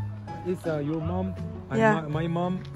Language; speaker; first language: English; non-native, learner; Arabic